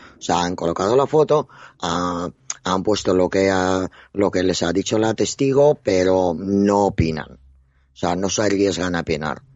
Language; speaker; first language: Spanish; non-native, fluent; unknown